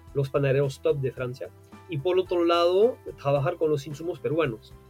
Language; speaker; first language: Spanish; non-native, fluent; French